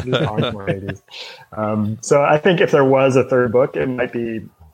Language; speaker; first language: English; native; English